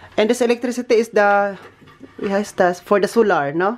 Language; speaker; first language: English; non-native, local second language; Filipino